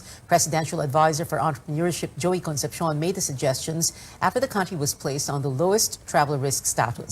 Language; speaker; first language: English; non-native, local second language; Filipino